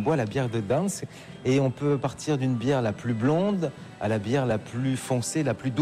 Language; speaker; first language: French; native; French